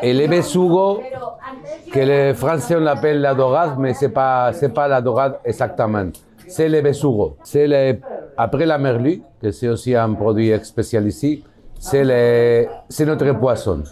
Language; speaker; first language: French; non-native, learner; Basque